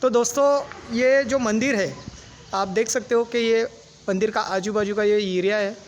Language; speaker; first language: Hindi; non-native, local second language; Marathi